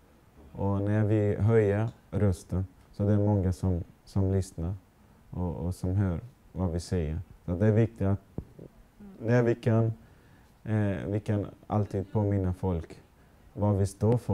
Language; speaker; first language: Swedish; non-native, fluent; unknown